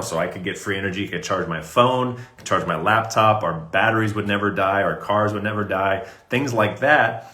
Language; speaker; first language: English; native; English